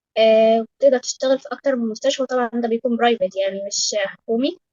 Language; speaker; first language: Arabic; native; Arabic